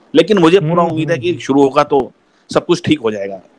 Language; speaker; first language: Hindi; native; Hindi